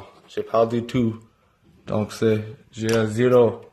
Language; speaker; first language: French; non-native, local second language; English